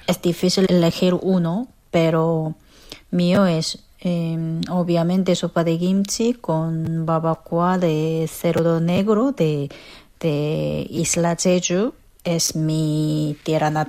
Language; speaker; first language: Spanish; non-native, fluent; Korean